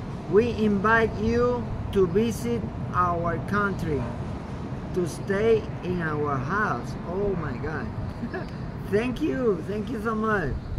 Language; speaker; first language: English; non-native, fluent; Spanish